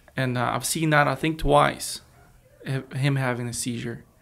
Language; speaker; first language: English; early bilingual, other home language; Russian